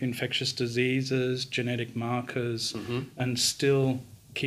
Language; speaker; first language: English; native; English